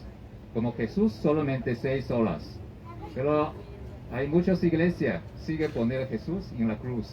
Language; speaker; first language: Spanish; non-native, learner; Chinese